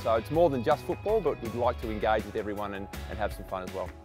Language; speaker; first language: English; native; English